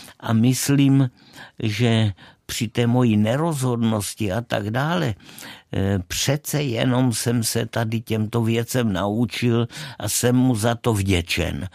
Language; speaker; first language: Czech; native; Czech